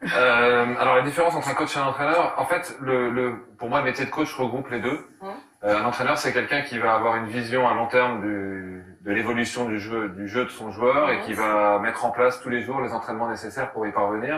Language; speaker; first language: French; native; French